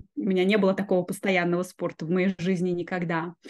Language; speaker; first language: Russian; native; Russian